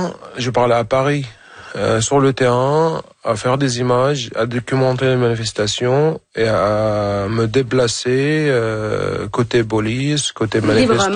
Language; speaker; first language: French; non-native, fluent; Arabic